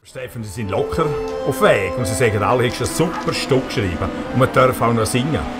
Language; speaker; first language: German; native; German